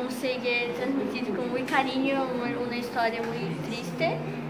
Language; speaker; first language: Spanish; non-native, learner; Portuguese